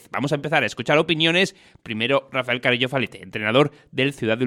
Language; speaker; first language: Spanish; native; Spanish